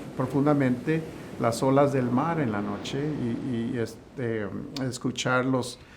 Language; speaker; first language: Spanish; early bilingual, other home language; English